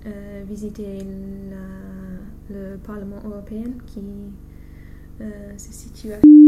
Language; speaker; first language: French; non-native, fluent; English